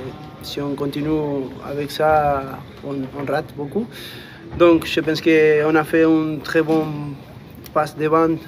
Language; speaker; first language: French; non-native, fluent; Spanish